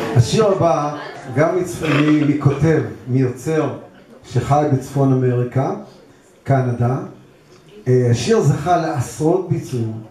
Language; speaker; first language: Hebrew; native; Hebrew